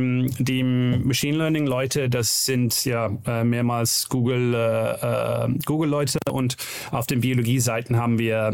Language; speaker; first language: German; non-native, learner; Dutch